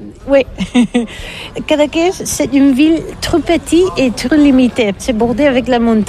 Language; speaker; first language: French; non-native, learner; Catalan